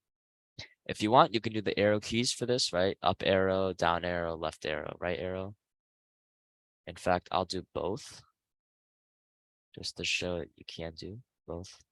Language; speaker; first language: English; native; English